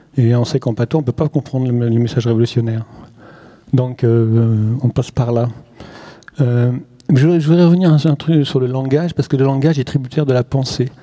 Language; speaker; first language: French; non-native, local second language; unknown